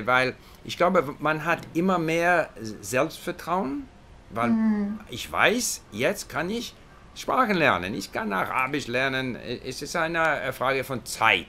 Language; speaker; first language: German; non-native, learner; English